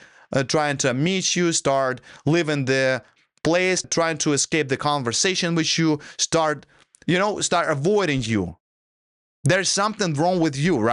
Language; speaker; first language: English; non-native, fluent; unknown